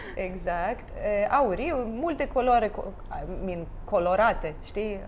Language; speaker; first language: Romanian; non-native, learner; Russian